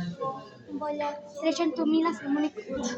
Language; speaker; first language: Italian; early bilingual, other home language; Bangla